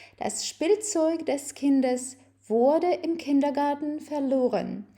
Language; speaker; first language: German; non-native, fluent; Ukrainian